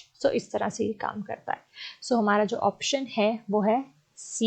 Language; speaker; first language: Hindi; native; Hindi